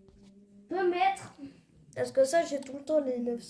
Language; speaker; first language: French; native; French